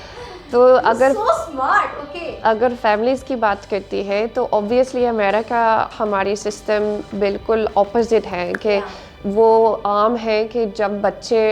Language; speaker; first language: Hindi; non-native, learner; English